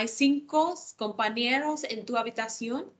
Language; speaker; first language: Spanish; non-native, fluent; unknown